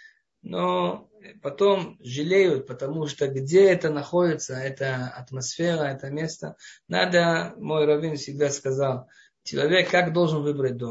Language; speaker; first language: Russian; non-native, fluent; Hebrew